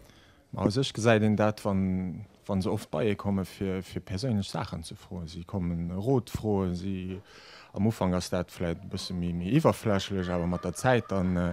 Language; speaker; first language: German; non-native, local second language; Luxembourgish